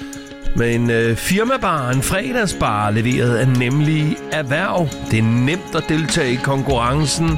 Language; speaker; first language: Danish; native; Danish